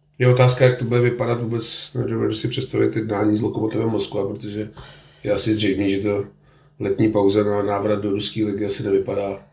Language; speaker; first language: Czech; native; Czech